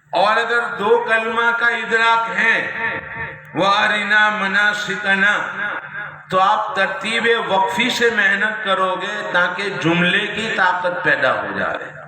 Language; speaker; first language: Urdu; non-native, local second language; Gujarati